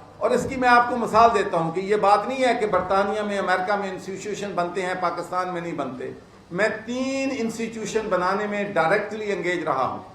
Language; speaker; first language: Urdu; non-native, local second language; Punjabi